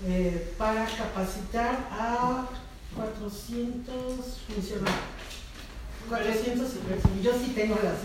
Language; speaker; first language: Spanish; native; Spanish